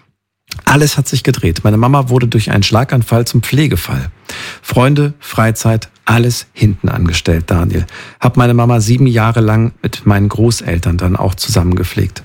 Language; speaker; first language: German; native; German